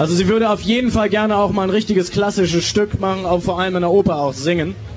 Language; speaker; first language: German; native; German